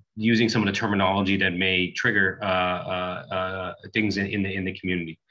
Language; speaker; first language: English; native; English